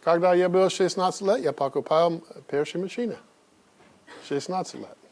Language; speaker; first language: Russian; non-native, learner; English